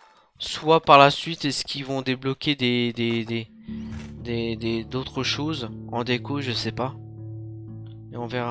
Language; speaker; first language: French; native; French